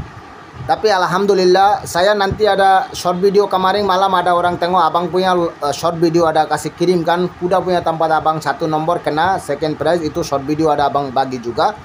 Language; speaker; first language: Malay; non-native, learner; Bangla